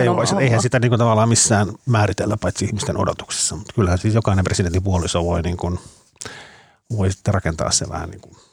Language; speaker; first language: Finnish; early bilingual, other home language; Danish